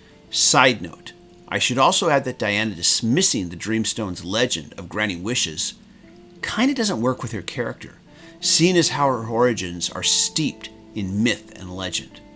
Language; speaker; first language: English; native; English